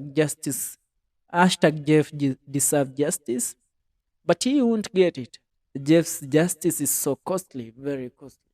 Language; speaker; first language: English; non-native, local second language; Swahili